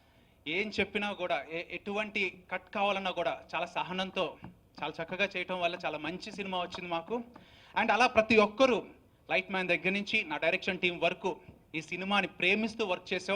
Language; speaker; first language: Telugu; native; Telugu